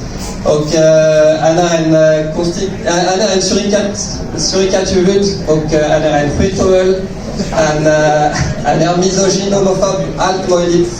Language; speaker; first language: Swedish; non-native, learner; French